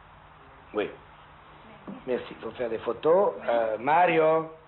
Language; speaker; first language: French; non-native, fluent; Italian